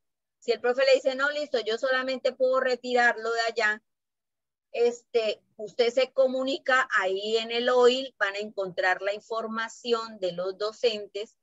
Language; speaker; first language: Spanish; native; Spanish